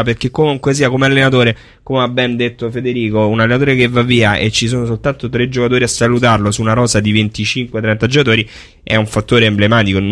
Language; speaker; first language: Italian; native; Italian